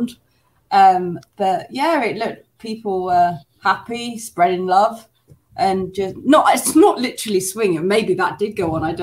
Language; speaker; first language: English; native; English